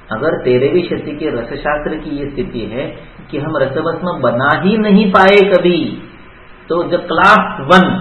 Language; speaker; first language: Hindi; non-native, local second language; Marathi